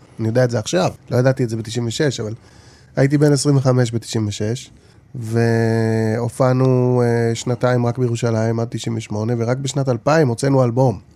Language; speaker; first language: Hebrew; native; Hebrew